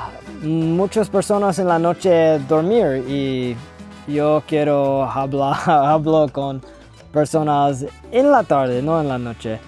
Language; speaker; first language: Spanish; non-native, learner; English